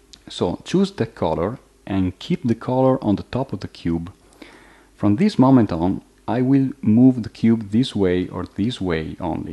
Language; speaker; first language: English; non-native, fluent; Italian